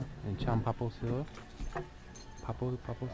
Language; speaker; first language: Korean; non-native, learner; English